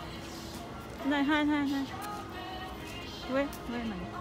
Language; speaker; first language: Japanese; non-native, learner; Filipino